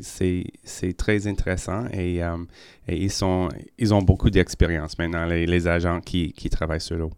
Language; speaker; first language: French; non-native, local second language; English